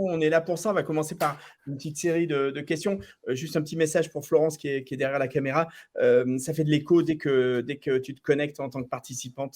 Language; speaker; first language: French; native; French